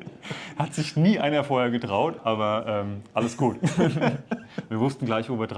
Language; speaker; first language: German; native; German